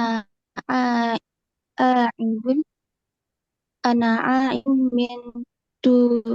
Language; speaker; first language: Arabic; non-native, learner; Indonesian